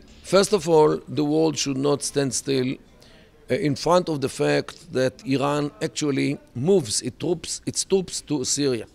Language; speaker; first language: English; non-native, fluent; Hebrew